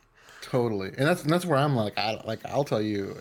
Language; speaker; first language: English; early bilingual, other home language; Spanish